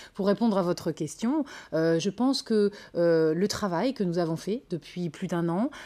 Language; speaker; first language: French; native; French